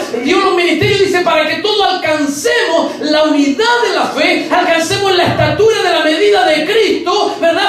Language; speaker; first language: Spanish; native; Spanish